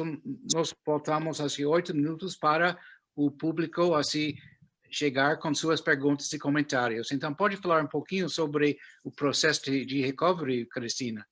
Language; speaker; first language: Portuguese; non-native, fluent; English